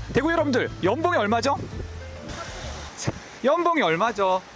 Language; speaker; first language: Korean; native; Korean